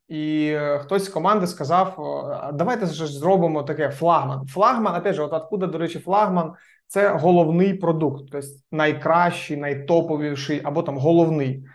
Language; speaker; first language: Ukrainian; non-native, local second language; Russian